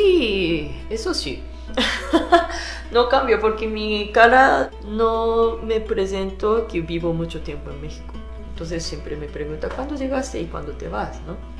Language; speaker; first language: Spanish; non-native, fluent; Japanese